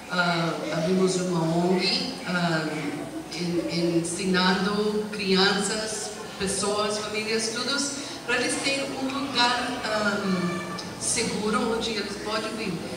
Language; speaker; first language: Portuguese; non-native, learner; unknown